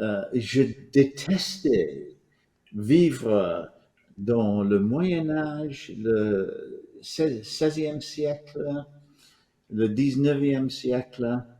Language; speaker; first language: French; non-native, fluent; English